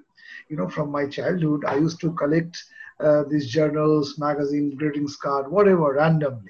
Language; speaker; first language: English; non-native, local second language; Bangla